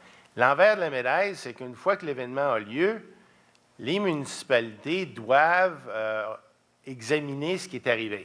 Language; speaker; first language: French; native; French